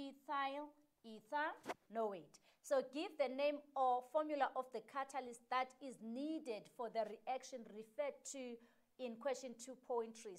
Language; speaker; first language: English; non-native, local second language; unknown